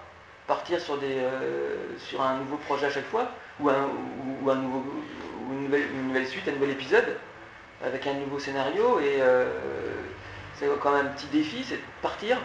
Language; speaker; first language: French; native; French